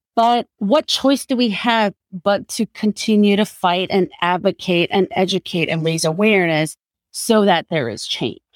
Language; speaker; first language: English; non-native, fluent; Korean